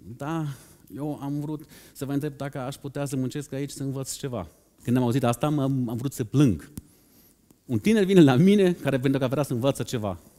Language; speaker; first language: Romanian; non-native, fluent; German